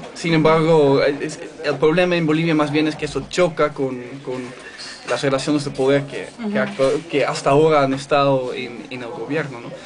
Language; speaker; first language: Spanish; non-native, fluent; Dutch